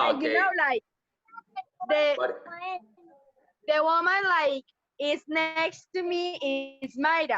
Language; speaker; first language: English; non-native, learner; Spanish